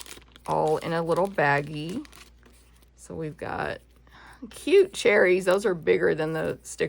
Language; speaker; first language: English; native; English